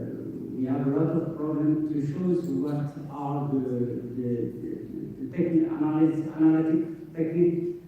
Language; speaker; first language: English; non-native, fluent; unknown